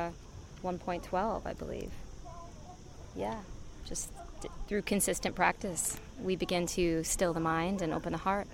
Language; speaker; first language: English; native; English